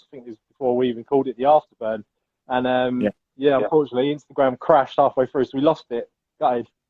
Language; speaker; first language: English; native; English